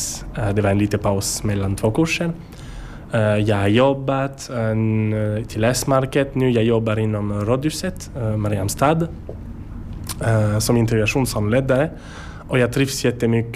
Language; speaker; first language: Swedish; non-native, learner; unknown